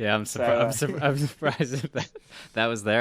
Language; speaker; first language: English; native; English